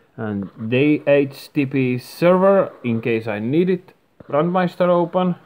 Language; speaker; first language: English; non-native, fluent; Finnish